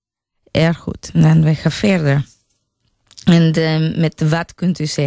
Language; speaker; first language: Dutch; non-native, learner; Spanish